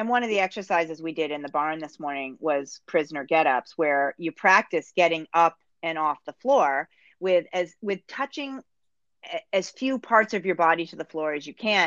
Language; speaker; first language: English; native; English